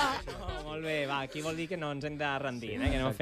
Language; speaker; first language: Catalan; native; Catalan